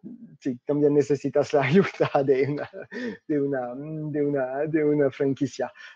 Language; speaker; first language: Spanish; non-native, fluent; French